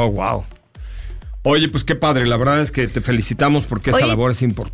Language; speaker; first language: Spanish; native; Spanish